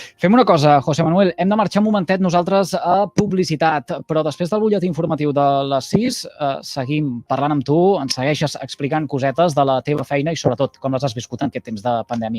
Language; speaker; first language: Catalan; native; Catalan